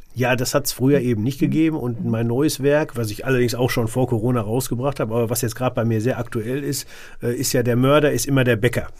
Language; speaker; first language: German; native; German